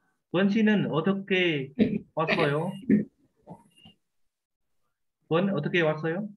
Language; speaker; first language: Korean; non-native, fluent; Vietnamese